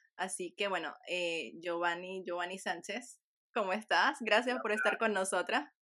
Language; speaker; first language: Spanish; native; Spanish